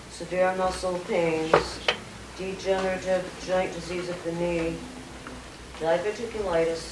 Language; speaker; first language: English; native; English